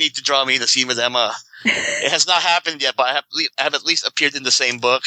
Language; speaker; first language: English; non-native, local second language; Filipino